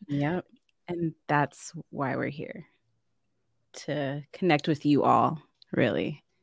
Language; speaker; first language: English; native; English